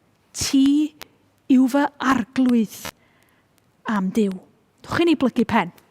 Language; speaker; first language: Welsh; native; Welsh